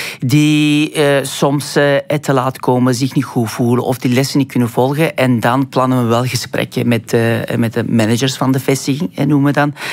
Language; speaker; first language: Dutch; early bilingual, other home language; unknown